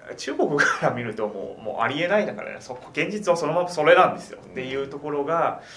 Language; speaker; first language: Japanese; non-native, fluent; Chinese